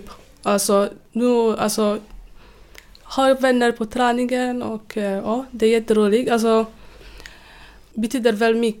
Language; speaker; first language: Swedish; non-native, fluent; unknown